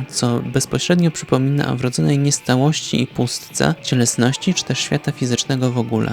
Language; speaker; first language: Polish; native; Polish